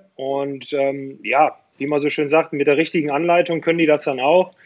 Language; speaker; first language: German; native; German